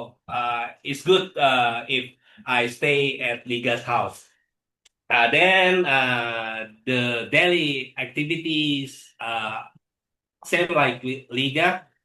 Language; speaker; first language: English; non-native, learner; Indonesian